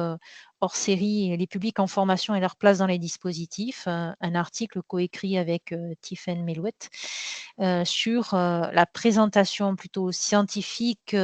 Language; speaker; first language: French; native; French